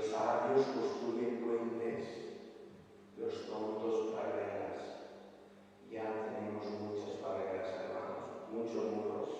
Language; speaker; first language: Spanish; non-native, fluent; Italian